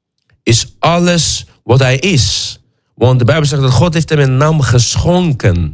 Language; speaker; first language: Dutch; non-native, fluent; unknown